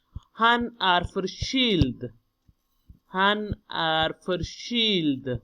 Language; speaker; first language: Swedish; non-native, learner; Urdu